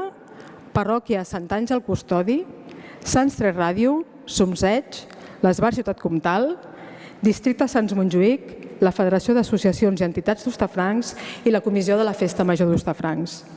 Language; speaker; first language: Catalan; native; Catalan